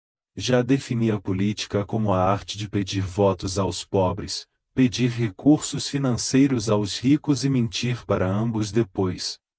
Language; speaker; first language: Portuguese; native; Portuguese